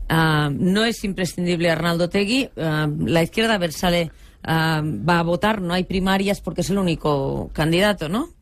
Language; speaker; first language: Spanish; non-native, local second language; Catalan